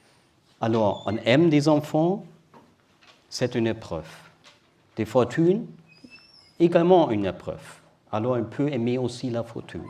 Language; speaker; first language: French; non-native, learner; German